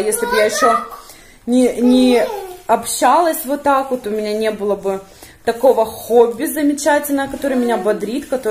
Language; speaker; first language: Russian; native; Russian